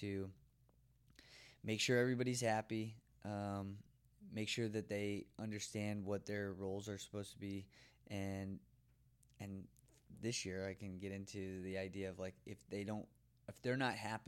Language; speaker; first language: English; native; English